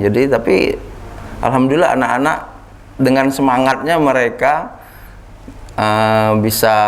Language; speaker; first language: Indonesian; native; Indonesian